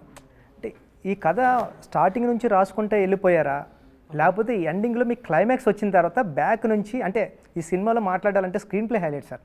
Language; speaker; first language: Telugu; native; Telugu